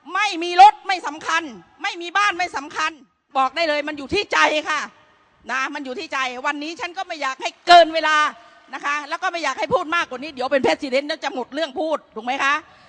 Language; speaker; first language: Thai; native; Thai